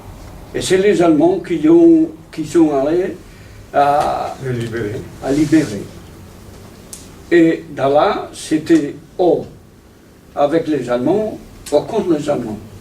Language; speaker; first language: French; non-native, fluent; Italian